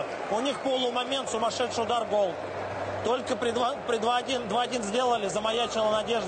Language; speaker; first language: Russian; native; Russian